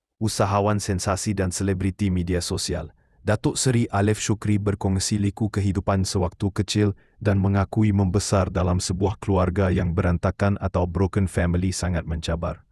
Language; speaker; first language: Malay; native; Malay